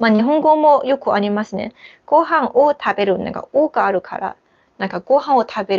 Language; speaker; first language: Japanese; non-native, fluent; Chinese